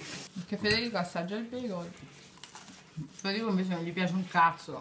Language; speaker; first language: Italian; native; Italian